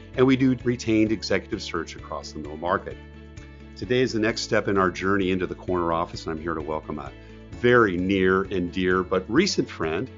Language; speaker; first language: English; native; English